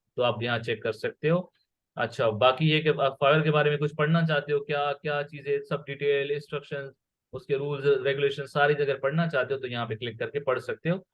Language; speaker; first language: Urdu; non-native, local second language; Sindhi